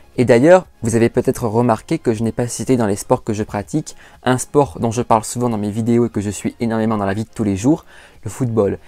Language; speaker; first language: French; native; French